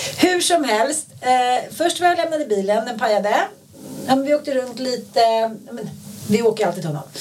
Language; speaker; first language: Swedish; native; Swedish